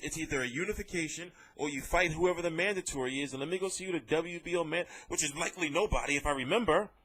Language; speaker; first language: English; native; English